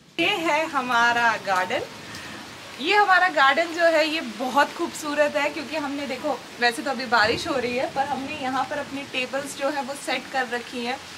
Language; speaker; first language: Hindi; native; Hindi